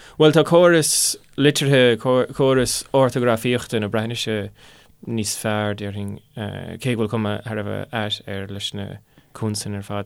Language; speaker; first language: Irish; non-native, local second language; English